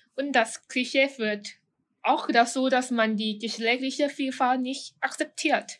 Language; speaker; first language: German; non-native, fluent; Thai